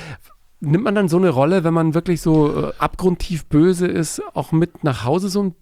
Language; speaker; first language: German; native; German